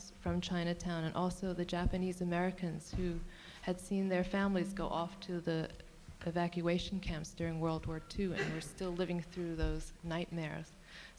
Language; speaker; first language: English; early bilingual, other home language; Cantonese